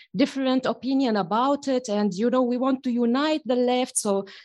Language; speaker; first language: English; non-native, fluent; Arabic